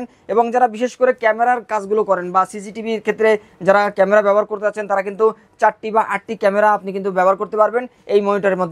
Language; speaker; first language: Bangla; native; Bangla